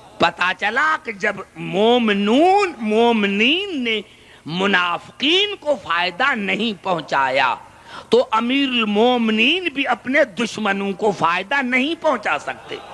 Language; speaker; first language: Urdu; non-native, local second language; Punjabi